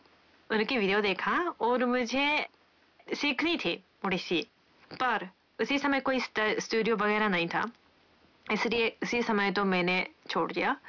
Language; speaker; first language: Hindi; non-native, fluent; Japanese